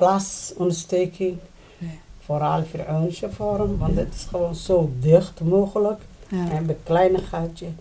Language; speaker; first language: Dutch; non-native, learner; Somali